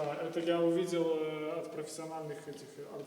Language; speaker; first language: Russian; native; Russian